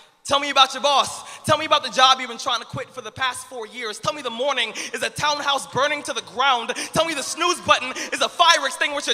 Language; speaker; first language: English; native; English